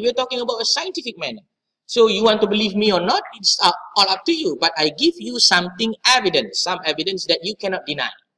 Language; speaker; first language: English; non-native, local second language; Malay